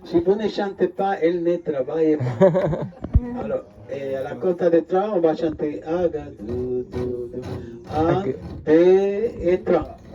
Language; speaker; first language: French; non-native, learner; Spanish